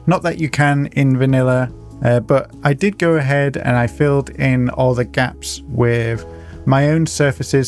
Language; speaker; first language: English; native; English